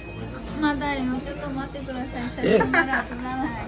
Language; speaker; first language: Japanese; non-native, fluent; Nepali